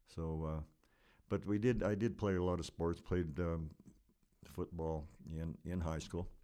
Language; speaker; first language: English; non-native, fluent; Ukrainian